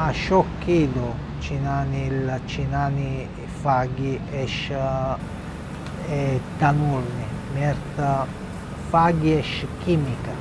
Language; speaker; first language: Hungarian; non-native, learner; Italian